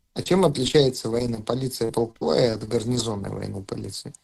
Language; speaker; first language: Russian; native; Russian